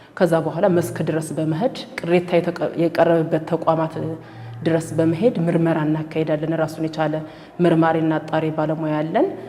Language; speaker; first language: Amharic; native; Amharic